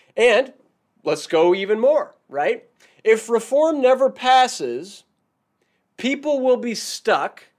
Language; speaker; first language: English; native; English